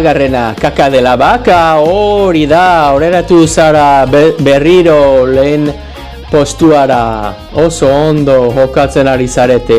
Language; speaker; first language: Basque; non-native, learner; English